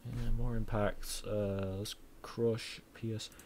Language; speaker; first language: English; native; English